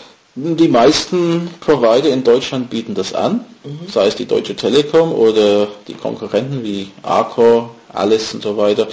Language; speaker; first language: German; non-native, fluent; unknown